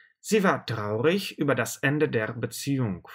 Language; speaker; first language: German; non-native, fluent; Russian